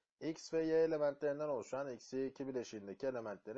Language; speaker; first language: Turkish; native; Turkish